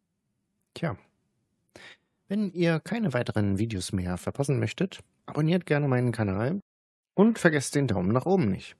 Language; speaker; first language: German; native; German